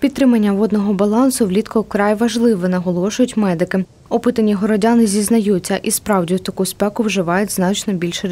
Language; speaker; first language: Ukrainian; native; Ukrainian